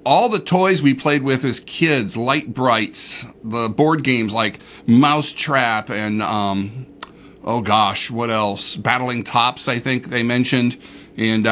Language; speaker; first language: English; native; English